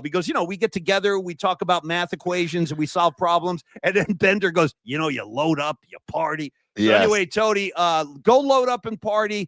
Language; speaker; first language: English; native; English